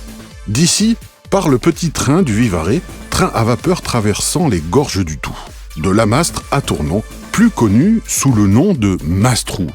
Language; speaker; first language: French; native; French